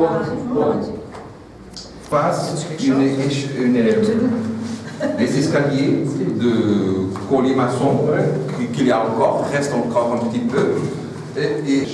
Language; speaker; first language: French; non-native, fluent; Portuguese